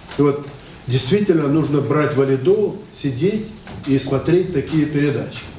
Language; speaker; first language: Russian; non-native, local second language; Ukrainian